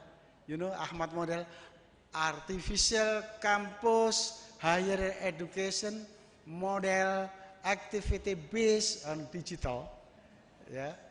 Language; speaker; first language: English; non-native, learner; Indonesian